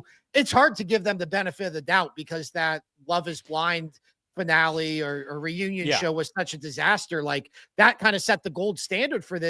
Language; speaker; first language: English; native; English